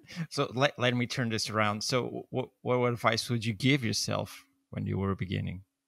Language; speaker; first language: English; non-native, fluent; Portuguese